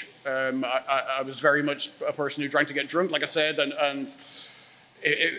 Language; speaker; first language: English; native; English